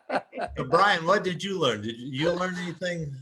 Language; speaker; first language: English; native; English